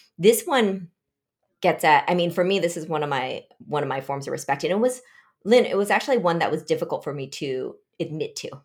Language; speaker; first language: English; early bilingual, other home language; Vietnamese